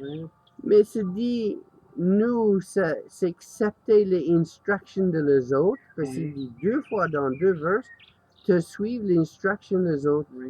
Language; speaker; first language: French; non-native, learner; English